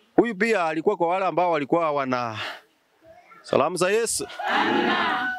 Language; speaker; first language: Swahili; non-native, local second language; Luyia